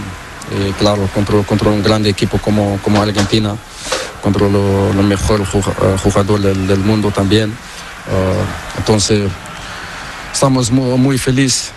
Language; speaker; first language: Spanish; non-native, learner; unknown